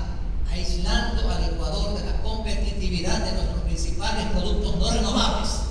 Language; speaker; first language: Spanish; native; Spanish